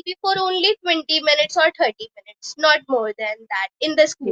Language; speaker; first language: English; non-native, local second language; Hindi